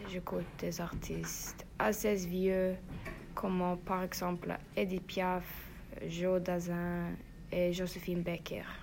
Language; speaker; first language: French; non-native, learner; Norwegian